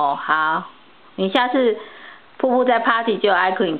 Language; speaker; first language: Chinese; native; Chinese